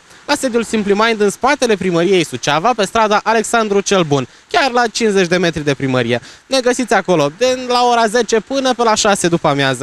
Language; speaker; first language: Romanian; native; Romanian